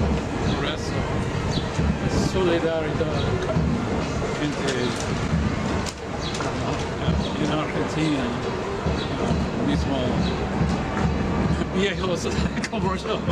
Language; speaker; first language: Spanish; non-native, learner; English